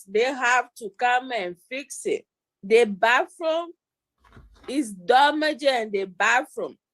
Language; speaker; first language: English; non-native, learner; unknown